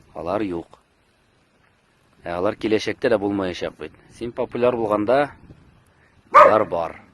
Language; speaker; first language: Tatar; native; Tatar